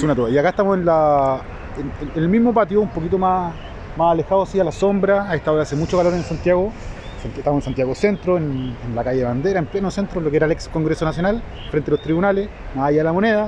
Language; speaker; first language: Spanish; native; Spanish